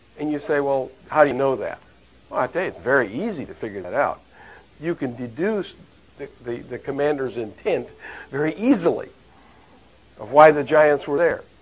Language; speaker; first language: English; native; English